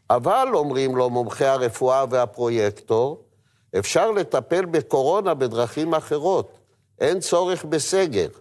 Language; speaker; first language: Hebrew; native; Hebrew